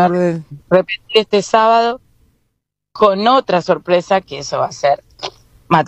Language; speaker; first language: Spanish; native; Spanish